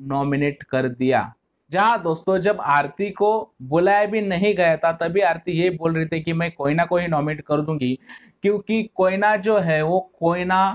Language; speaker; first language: Hindi; non-native, local second language; Marathi